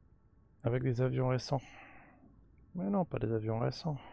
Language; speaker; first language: French; native; French